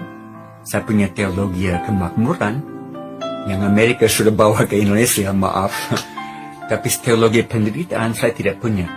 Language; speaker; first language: Indonesian; non-native, fluent; English